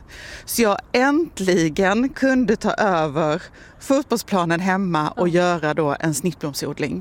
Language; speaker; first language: Swedish; native; Swedish